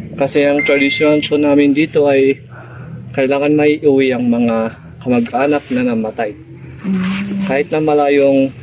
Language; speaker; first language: Filipino; non-native, local second language; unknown